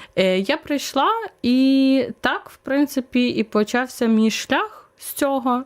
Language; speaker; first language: Ukrainian; native; Ukrainian